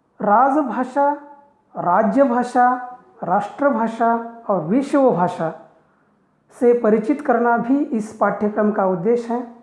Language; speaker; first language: Hindi; non-native, local second language; Marathi